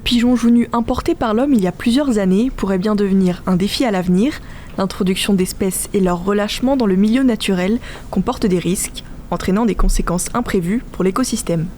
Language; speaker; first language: French; native; French